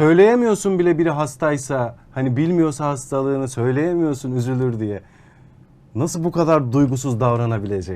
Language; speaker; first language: Turkish; native; Turkish